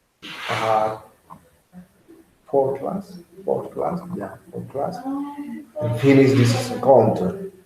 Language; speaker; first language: English; non-native, learner; Spanish